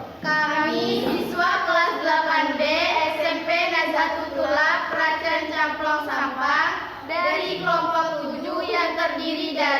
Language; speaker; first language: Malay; non-native, local second language; Madurese